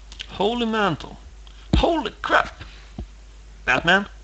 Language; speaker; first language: English; non-native, fluent; Swedish